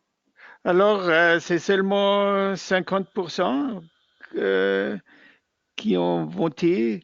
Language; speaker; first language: French; non-native, fluent; German